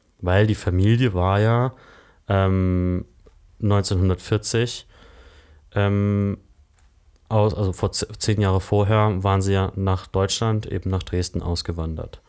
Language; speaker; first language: German; native; German